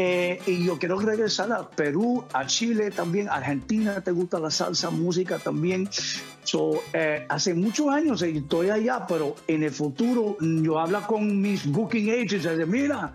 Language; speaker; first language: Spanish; early bilingual, heritage; English